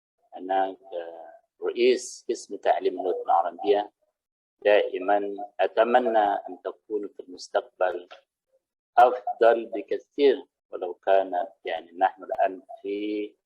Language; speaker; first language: Arabic; non-native, fluent; Indonesian